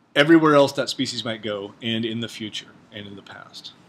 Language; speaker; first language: English; native; English